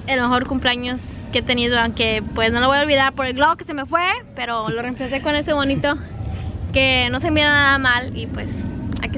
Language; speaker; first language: Spanish; native; Spanish